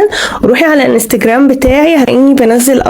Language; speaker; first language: Arabic; native; Arabic